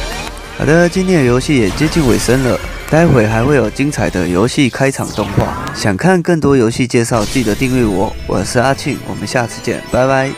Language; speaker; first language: Chinese; native; Chinese